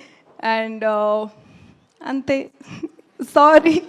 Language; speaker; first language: Telugu; non-native, learner; Tamil